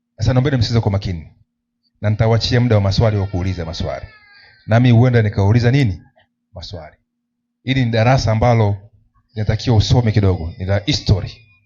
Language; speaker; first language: Swahili; native; Swahili